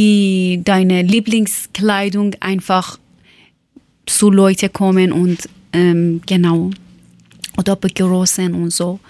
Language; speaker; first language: German; non-native, learner; Persian